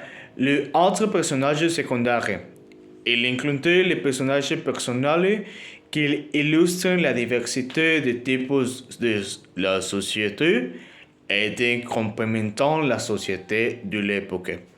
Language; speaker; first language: French; non-native, learner; Spanish